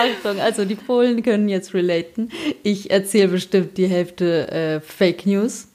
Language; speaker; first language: German; early bilingual, other home language; Polish